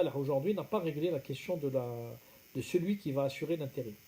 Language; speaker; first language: French; non-native, local second language; Arabic